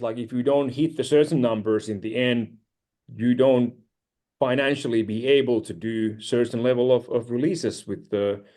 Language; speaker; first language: English; non-native, fluent; Finnish